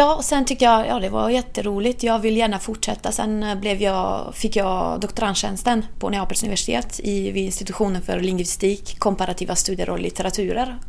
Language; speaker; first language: Swedish; non-native, fluent; Italian